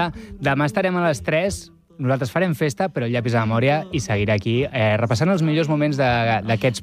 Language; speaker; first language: Catalan; native; Catalan